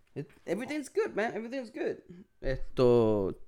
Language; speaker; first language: English; non-native, fluent; Spanish